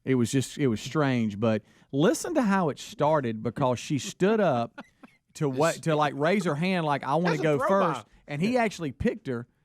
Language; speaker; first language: English; native; English